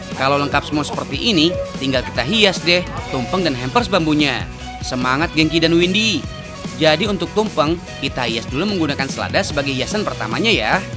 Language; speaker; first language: Indonesian; native; Indonesian